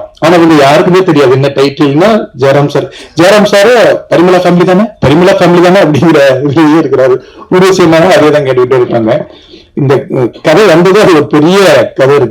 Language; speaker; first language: Tamil; native; Tamil